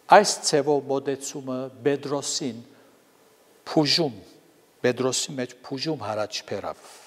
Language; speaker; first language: Armenian; native; Armenian